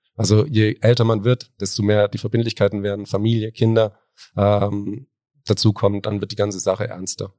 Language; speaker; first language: German; native; German